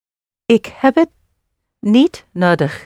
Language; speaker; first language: Dutch; non-native, learner; English